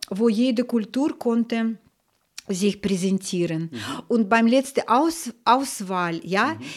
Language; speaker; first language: German; non-native, fluent; Russian